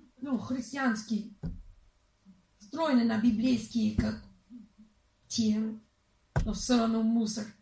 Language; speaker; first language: Russian; non-native, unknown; English